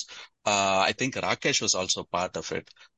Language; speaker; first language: English; non-native, local second language; Tamil